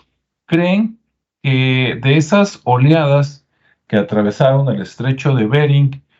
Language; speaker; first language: Spanish; native; Spanish